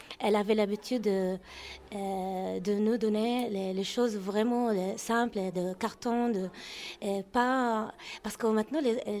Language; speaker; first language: French; non-native, learner; Arabic